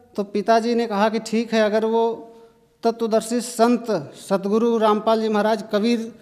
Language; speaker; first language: Hindi; native; Hindi